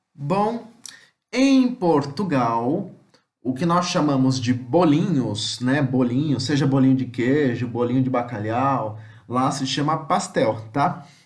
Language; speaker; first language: Portuguese; native; Portuguese